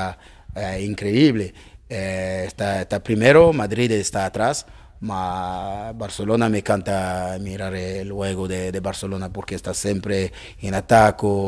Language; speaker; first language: Spanish; non-native, learner; French